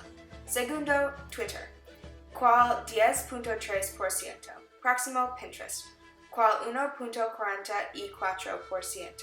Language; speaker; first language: Spanish; non-native, learner; English